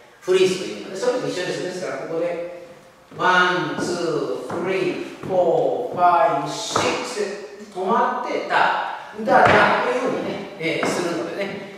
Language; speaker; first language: Japanese; native; Japanese